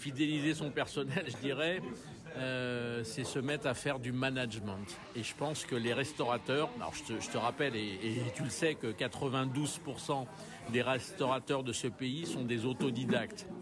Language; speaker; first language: French; native; French